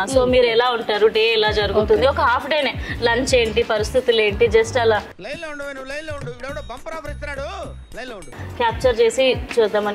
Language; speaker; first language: Telugu; native; Telugu